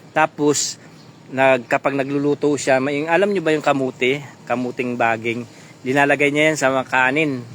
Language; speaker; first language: Filipino; non-native, local second language; Pampanga